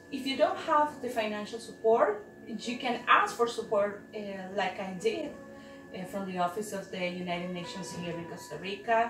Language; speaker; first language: English; non-native, fluent; Spanish